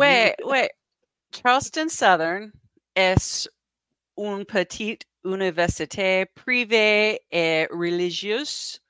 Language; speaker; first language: French; non-native, learner; English